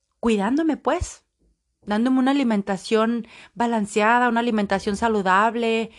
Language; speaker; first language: Spanish; native; Spanish